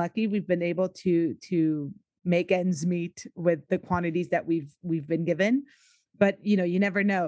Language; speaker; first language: English; native; English